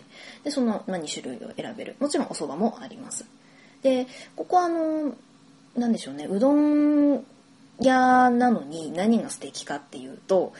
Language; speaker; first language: Japanese; native; Japanese